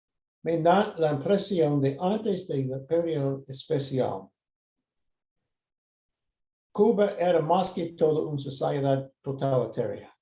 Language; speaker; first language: Spanish; non-native, fluent; English